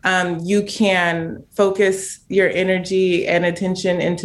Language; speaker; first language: English; native; English